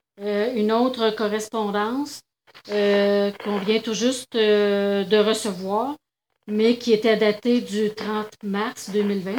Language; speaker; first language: French; native; French